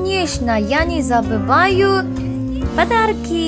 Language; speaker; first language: Russian; non-native, fluent; Korean